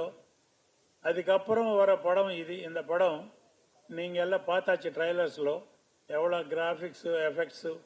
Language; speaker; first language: Tamil; non-native, learner; Telugu